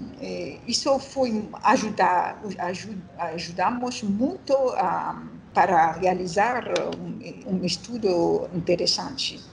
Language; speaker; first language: Portuguese; non-native, learner; French